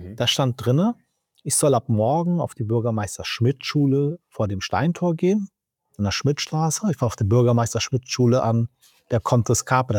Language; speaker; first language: German; early bilingual, other home language; Turkish